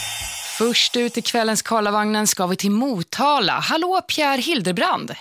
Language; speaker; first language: Swedish; native; Swedish